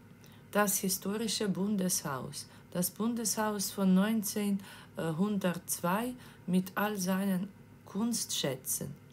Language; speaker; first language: German; non-native, fluent; Ukrainian